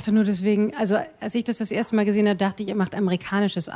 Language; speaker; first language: German; native; German